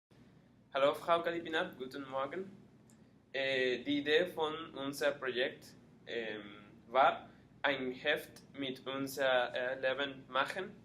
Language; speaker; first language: German; non-native, learner; Spanish